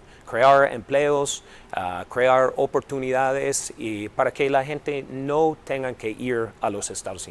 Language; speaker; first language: Spanish; non-native, fluent; English